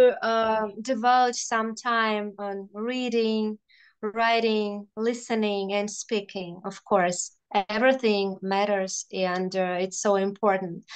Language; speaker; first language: English; non-native, fluent; Russian